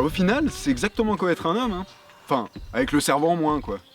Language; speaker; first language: French; native; French